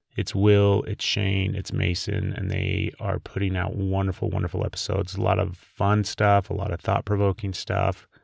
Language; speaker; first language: English; native; English